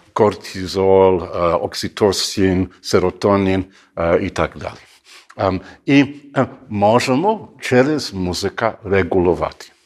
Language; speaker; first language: Ukrainian; non-native, learner; English